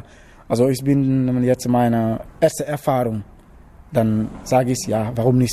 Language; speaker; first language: German; non-native, learner; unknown